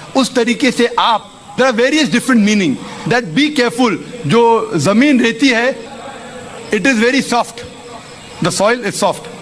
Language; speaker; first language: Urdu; non-native, local second language; Konkani